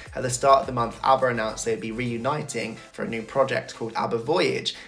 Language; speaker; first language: English; native; English